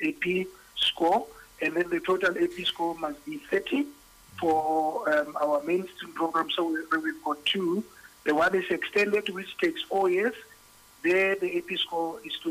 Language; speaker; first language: English; non-native, local second language; Southern Sotho